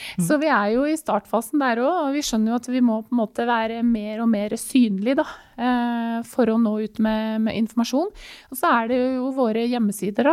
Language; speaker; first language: Norwegian; native; Norwegian